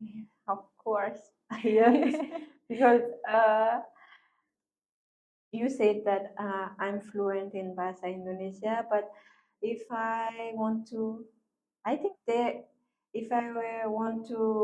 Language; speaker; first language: English; non-native, learner; Malagasy